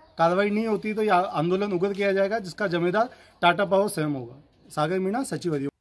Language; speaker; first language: Hindi; native; Hindi